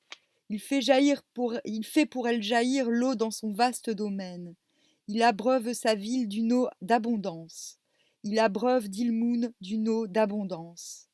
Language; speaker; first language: French; native; French